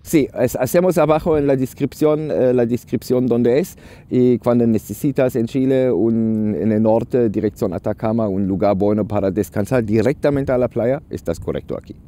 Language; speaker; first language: Spanish; non-native, learner; German